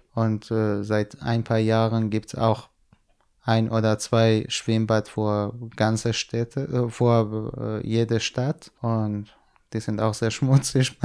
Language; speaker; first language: German; non-native, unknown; Central Kurdish